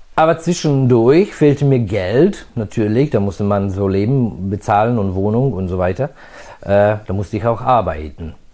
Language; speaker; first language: German; non-native, fluent; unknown